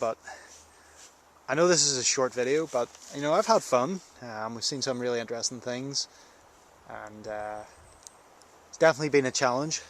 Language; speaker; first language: English; native; English